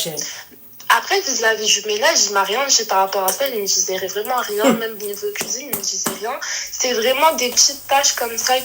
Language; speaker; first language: French; native; French